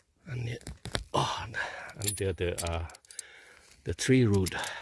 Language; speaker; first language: English; non-native, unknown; Khmer